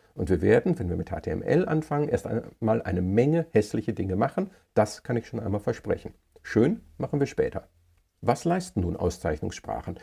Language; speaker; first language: German; native; German